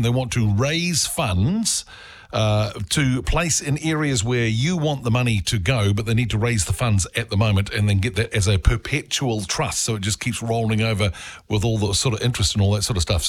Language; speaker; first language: English; native; English